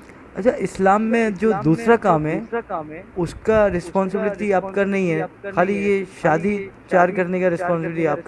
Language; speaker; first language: Hindi; non-native, fluent; Bangla